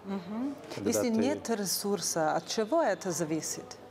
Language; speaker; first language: Russian; non-native, fluent; Slovenian